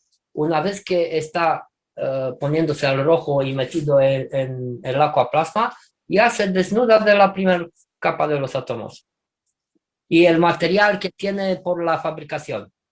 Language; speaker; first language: Spanish; non-native, fluent; Romanian